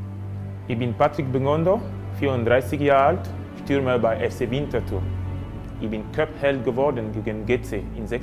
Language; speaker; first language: German; non-native, fluent; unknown